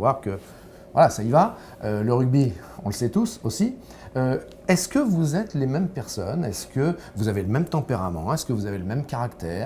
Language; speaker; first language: French; native; French